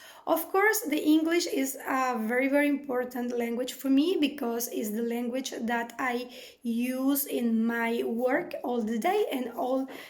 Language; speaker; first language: English; non-native, fluent; Spanish